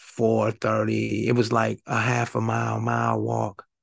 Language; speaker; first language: English; native; English